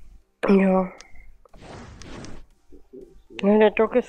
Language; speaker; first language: German; native; German